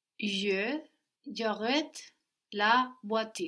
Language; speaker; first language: French; non-native, learner; English